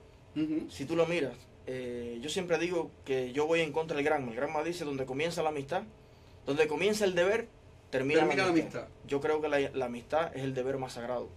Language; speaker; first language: Spanish; native; Spanish